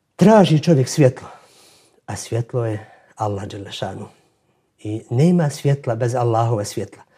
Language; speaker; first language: Bosnian; native; Bosnian